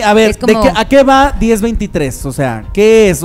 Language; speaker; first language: Spanish; native; Spanish